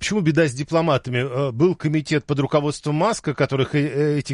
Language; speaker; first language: Russian; native; Russian